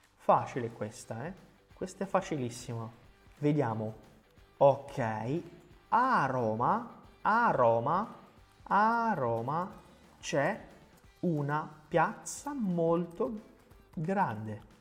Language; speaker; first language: Italian; non-native, fluent; Portuguese